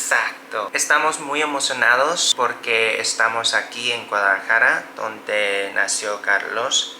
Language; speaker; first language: Spanish; non-native, learner; Chinese